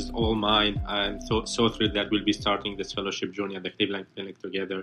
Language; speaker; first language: English; non-native, fluent; Arabic